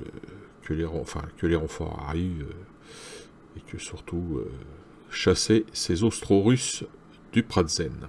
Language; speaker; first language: French; native; French